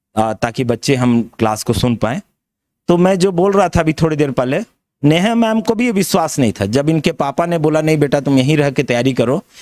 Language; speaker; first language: Hindi; native; Hindi